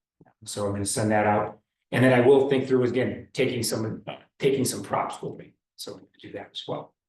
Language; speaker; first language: English; native; English